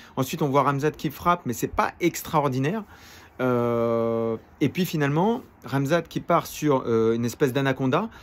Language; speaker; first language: French; native; French